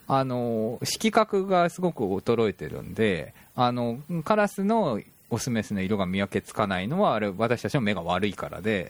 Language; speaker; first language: Japanese; native; Japanese